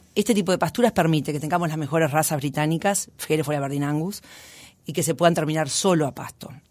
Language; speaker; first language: Spanish; native; Spanish